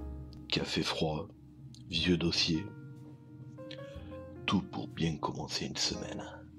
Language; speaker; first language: French; native; French